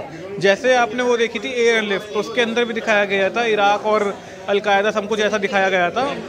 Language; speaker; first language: Hindi; native; Hindi